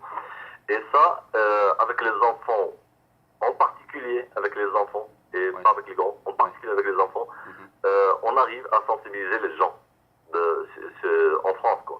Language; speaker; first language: French; native; French